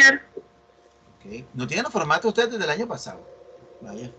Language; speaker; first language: Spanish; native; Spanish